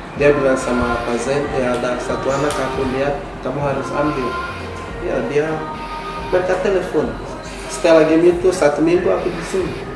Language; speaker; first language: Indonesian; non-native, fluent; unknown